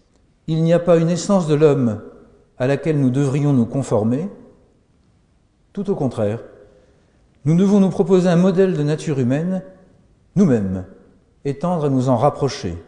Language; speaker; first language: French; native; French